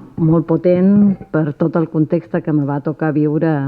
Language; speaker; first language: Catalan; early bilingual, other home language; Spanish